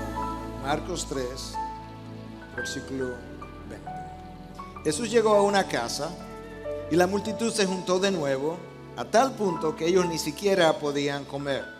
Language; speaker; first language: Spanish; native; Spanish